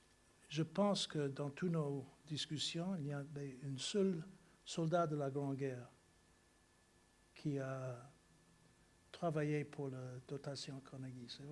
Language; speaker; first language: French; non-native, fluent; English